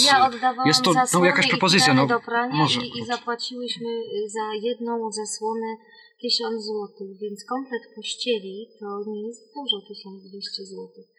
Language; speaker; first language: Polish; native; Polish